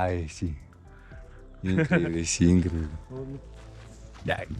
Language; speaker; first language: Spanish; non-native, learner; French